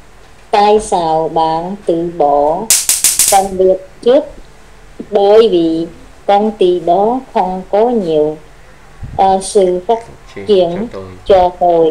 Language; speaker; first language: Vietnamese; non-native, learner; Khmer